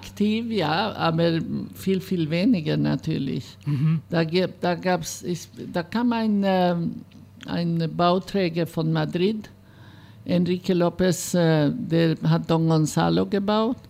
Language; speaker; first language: German; non-native, fluent; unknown